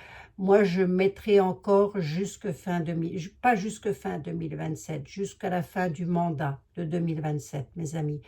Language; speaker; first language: French; native; French